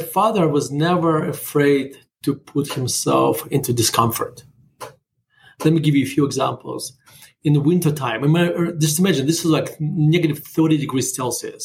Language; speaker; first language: English; non-native, fluent; Russian